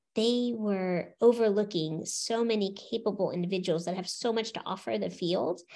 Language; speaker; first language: English; native; English